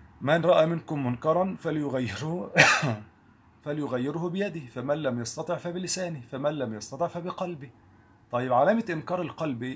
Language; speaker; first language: Arabic; native; Arabic